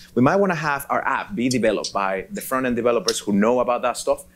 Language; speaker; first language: English; non-native, fluent; Spanish